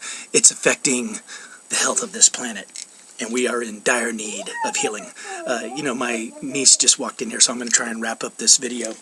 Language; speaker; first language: English; native; English